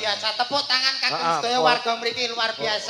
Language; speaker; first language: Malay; non-native, local second language; Javanese